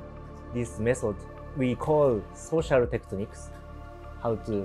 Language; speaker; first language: English; non-native, learner; Japanese